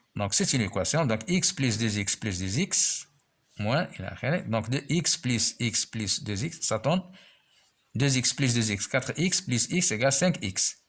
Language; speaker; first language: French; non-native, local second language; Arabic